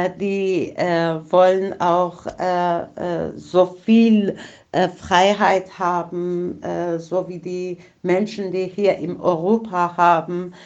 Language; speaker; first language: German; non-native, fluent; Persian